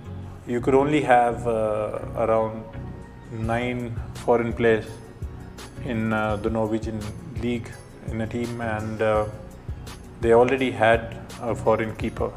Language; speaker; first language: English; non-native, local second language; Punjabi